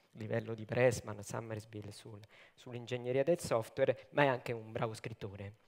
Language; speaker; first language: Italian; native; Italian